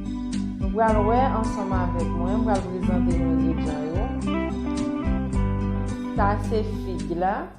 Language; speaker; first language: French; non-native, learner; Haitian Creole